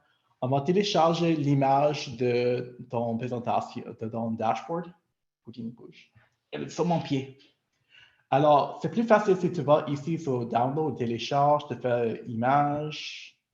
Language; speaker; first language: French; non-native, local second language; English